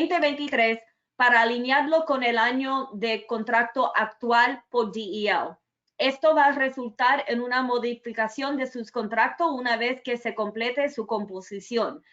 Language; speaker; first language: Spanish; early bilingual, other home language; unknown